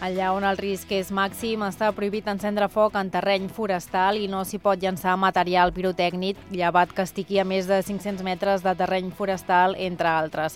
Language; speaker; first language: Catalan; native; Catalan